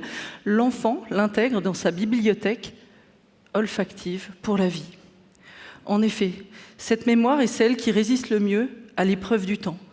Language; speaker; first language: French; native; French